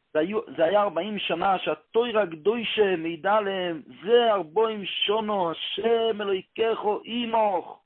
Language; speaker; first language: Hebrew; non-native, local second language; Yiddish